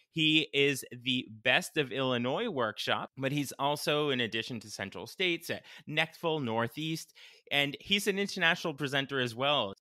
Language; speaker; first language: English; native; English